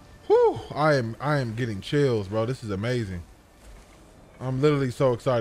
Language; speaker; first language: English; native; English